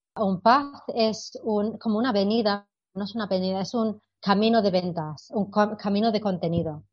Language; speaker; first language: Spanish; non-native, fluent; English